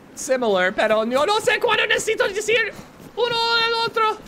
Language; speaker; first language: Spanish; non-native, learner; English